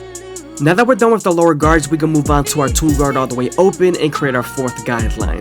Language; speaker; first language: English; native; English